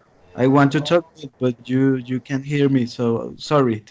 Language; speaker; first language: English; non-native, learner; Spanish